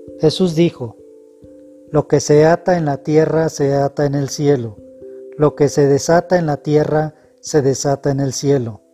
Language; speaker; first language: Spanish; native; Spanish